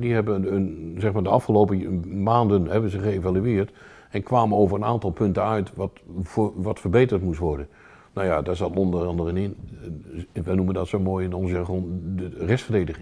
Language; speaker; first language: Dutch; native; Dutch